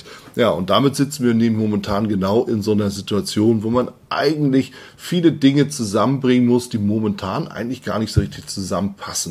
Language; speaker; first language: German; native; German